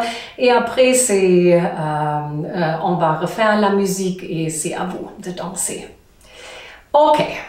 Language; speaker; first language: French; non-native, learner; German